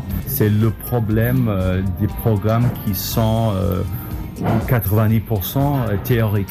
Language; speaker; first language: French; non-native, fluent; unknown